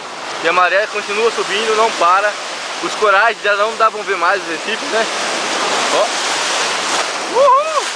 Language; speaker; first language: Portuguese; native; Portuguese